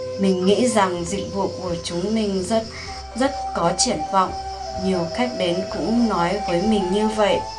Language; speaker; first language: Vietnamese; non-native, local second language; Iu Mien